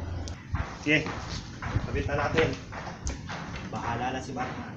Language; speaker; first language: Filipino; native; Filipino